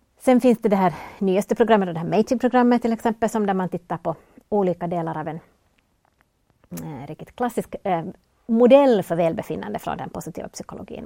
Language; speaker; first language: Swedish; native; Swedish